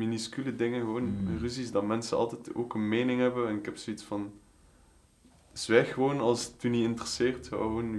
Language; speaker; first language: Dutch; native; Dutch